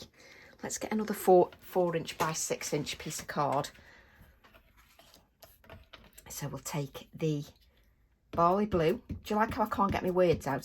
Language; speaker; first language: English; native; English